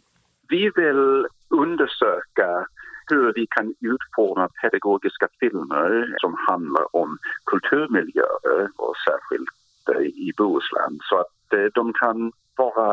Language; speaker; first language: Swedish; non-native, fluent; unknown